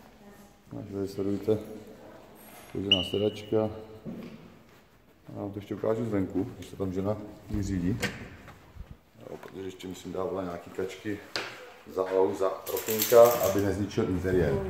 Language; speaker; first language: Czech; native; Czech